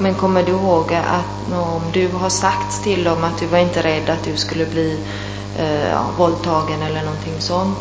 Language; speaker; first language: Swedish; non-native, fluent; Italian